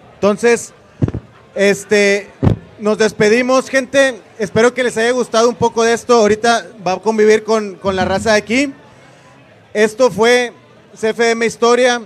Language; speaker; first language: Spanish; native; Spanish